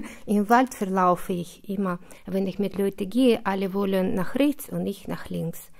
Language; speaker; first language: German; non-native, fluent; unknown